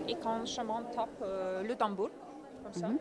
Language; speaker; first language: French; non-native, learner; Russian